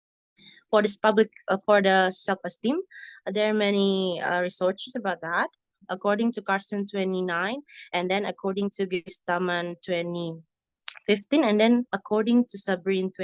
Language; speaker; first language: English; non-native, learner; Indonesian